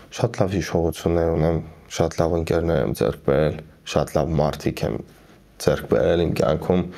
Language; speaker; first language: Armenian; native; Armenian